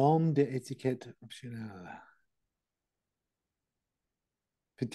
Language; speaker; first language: French; non-native, learner; English